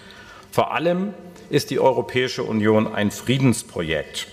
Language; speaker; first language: German; native; German